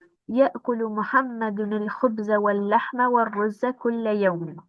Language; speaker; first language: Arabic; non-native, learner; Albanian